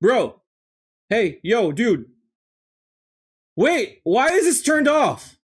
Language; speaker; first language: English; native; English